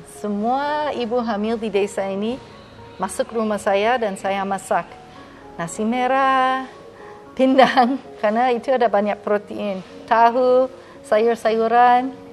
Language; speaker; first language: Indonesian; non-native, fluent; English